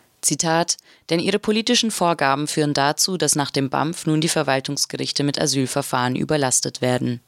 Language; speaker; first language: German; native; German